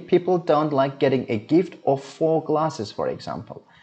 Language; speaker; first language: English; non-native, fluent; Azerbaijani